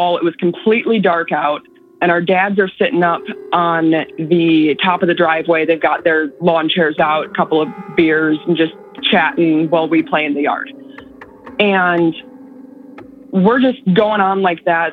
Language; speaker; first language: English; native; English